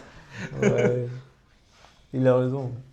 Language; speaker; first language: French; non-native, fluent; Georgian